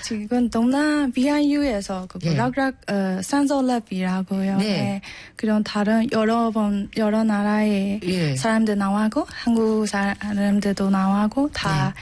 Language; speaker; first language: Korean; non-native, learner; Burmese